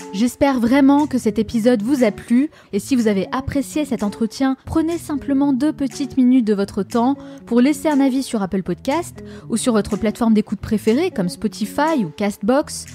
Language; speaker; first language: French; native; French